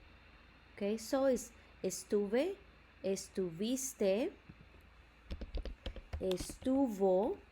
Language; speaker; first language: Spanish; non-native, fluent; English